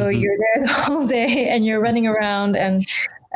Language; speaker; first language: English; native; English